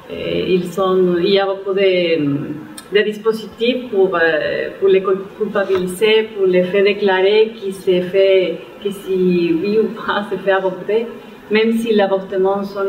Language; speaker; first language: French; non-native, fluent; Spanish